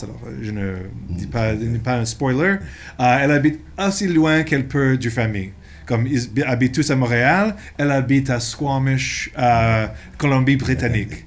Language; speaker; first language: French; non-native, local second language; English